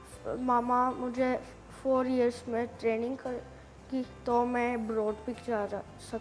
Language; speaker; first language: Hindi; early bilingual, heritage; Hindi